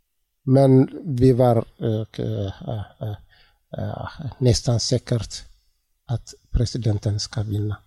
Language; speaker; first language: Swedish; non-native, learner; Tigrinya